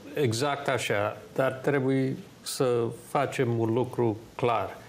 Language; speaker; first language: Romanian; early bilingual, heritage; Romanian